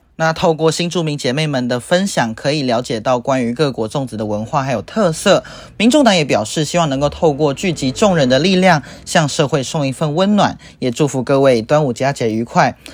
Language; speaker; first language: Chinese; early bilingual, other home language; Vietnamese